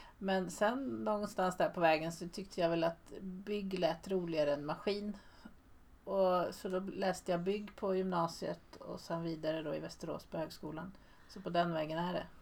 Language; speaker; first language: Swedish; native; Swedish